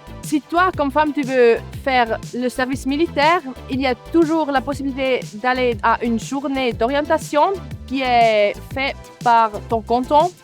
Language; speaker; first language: French; non-native, local second language; German